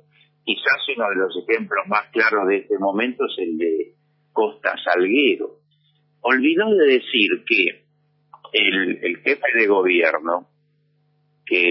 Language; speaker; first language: Spanish; native; Spanish